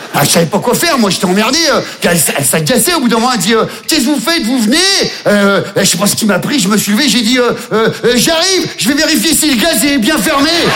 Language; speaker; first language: French; native; French